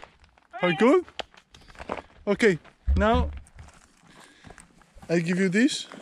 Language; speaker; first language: English; non-native, learner; Italian